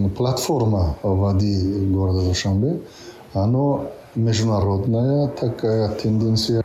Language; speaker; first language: Russian; non-native, local second language; Tajik